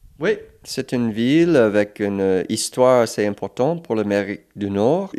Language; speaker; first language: French; non-native, local second language; English